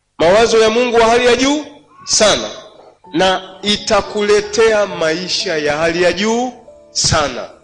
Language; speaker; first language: Swahili; native; Swahili